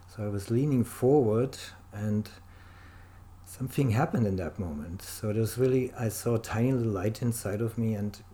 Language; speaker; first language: English; non-native, fluent; German